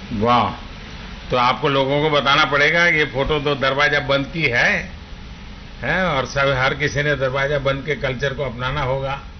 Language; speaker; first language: Hindi; non-native, local second language; Gujarati